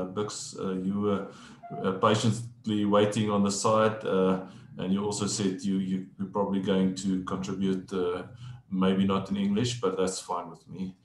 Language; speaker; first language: English; non-native, local second language; Afrikaans